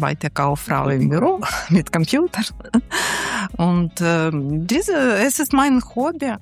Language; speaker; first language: German; non-native, learner; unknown